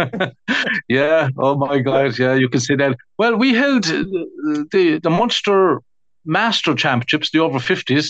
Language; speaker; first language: English; native; English